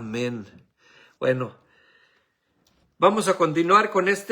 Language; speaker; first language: Spanish; native; Spanish